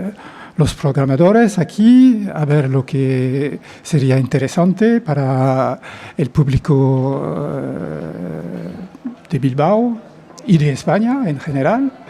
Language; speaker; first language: Spanish; non-native, fluent; French